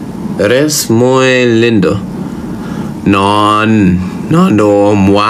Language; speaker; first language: Spanish; non-native, learner; Thai